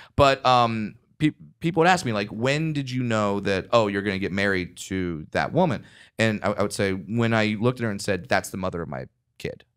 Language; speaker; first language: English; native; English